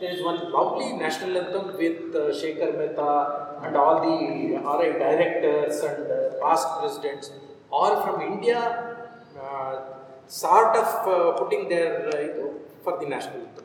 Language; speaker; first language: English; non-native, local second language; Kannada